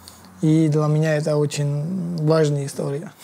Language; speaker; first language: Russian; non-native, learner; Georgian